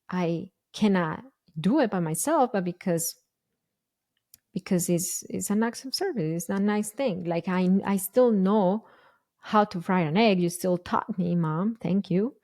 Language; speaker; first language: English; non-native, fluent; Spanish